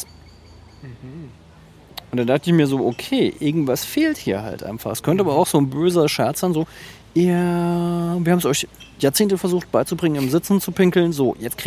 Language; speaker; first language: German; native; German